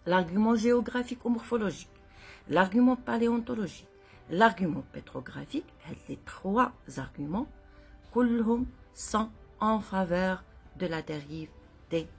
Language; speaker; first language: French; non-native, local second language; Arabic